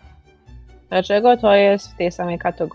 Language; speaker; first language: Polish; early bilingual, heritage; Polish